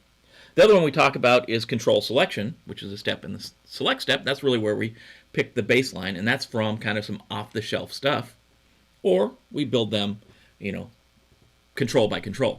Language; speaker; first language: English; native; English